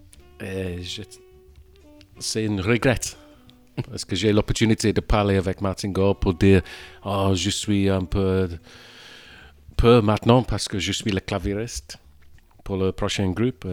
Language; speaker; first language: French; non-native, fluent; English